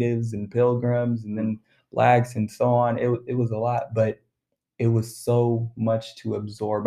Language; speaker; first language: English; early bilingual, other home language; Arabic